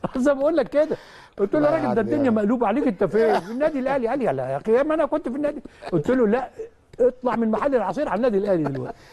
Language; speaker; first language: Arabic; native; Arabic